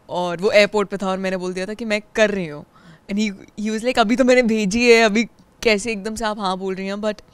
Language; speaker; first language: Hindi; native; Hindi